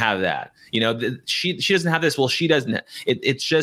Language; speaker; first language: English; native; English